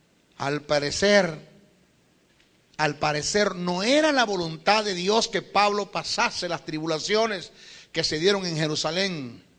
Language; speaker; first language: Spanish; native; Spanish